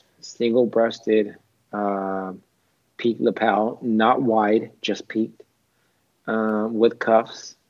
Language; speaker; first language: English; native; English